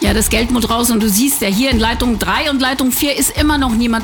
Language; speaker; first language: German; native; German